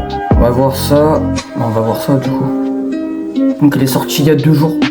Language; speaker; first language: French; native; French